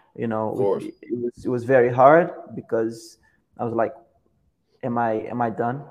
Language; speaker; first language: English; non-native, fluent; Portuguese